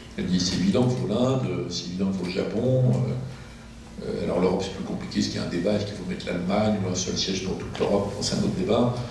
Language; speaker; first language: French; native; French